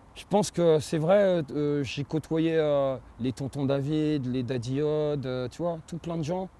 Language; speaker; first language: French; native; French